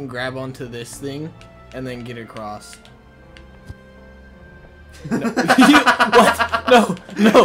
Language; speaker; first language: English; native; English